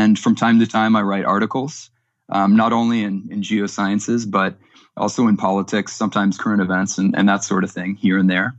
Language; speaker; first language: English; native; English